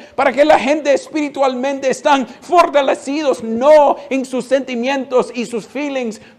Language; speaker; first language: Spanish; non-native, fluent; English